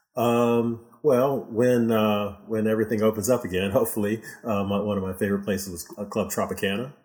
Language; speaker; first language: English; native; English